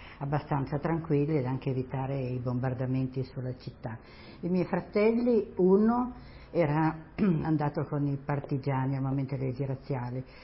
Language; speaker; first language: Italian; native; Italian